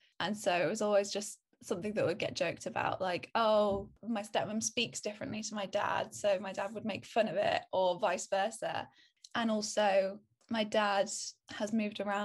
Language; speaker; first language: English; native; English